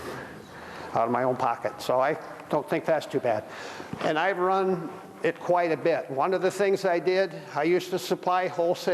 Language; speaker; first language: English; native; English